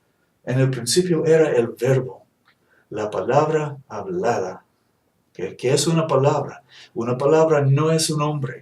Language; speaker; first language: Spanish; non-native, fluent; English